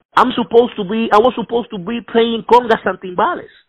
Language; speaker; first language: English; non-native, fluent; Spanish